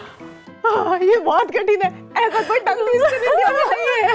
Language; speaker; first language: Hindi; native; Hindi